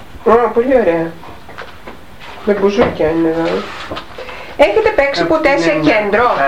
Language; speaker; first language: Greek; native; Greek